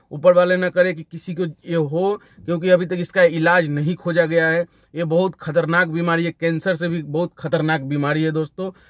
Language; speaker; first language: Hindi; native; Hindi